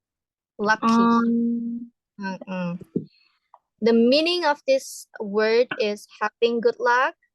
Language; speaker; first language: English; non-native, fluent; Indonesian